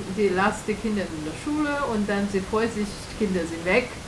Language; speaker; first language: German; non-native, learner; Chinese